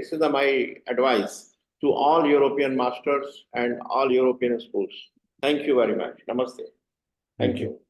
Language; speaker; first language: English; non-native, learner; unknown